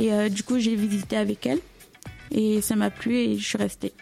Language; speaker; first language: French; early bilingual, other home language; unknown